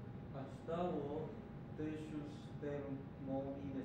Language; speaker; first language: Japanese; non-native, learner; Spanish